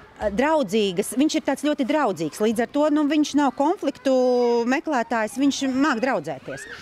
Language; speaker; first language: Latvian; native; Latvian